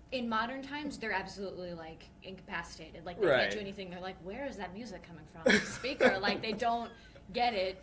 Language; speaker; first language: English; native; English